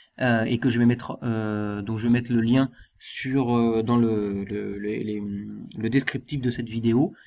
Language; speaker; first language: French; native; French